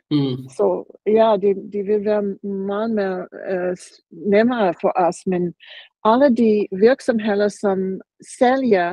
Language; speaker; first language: Danish; non-native, learner; English